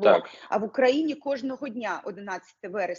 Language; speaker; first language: Ukrainian; non-native, local second language; Russian